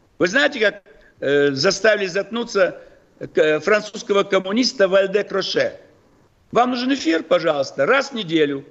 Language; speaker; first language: Russian; native; Russian